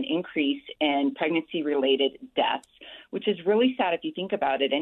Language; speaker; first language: English; native; English